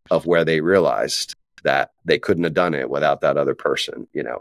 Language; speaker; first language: English; native; English